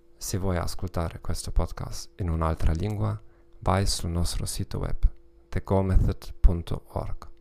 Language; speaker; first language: Italian; non-native, learner; German